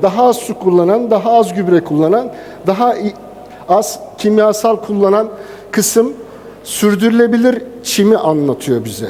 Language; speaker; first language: Turkish; native; Turkish